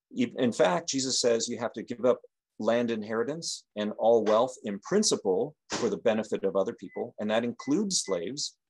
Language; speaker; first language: English; native; English